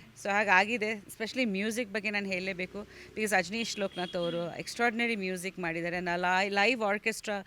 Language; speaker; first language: Kannada; non-native, fluent; Bangla